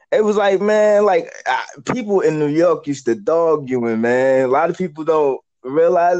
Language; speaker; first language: English; native; English